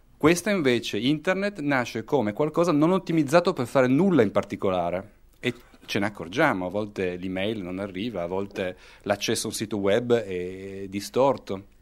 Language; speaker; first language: Italian; native; Italian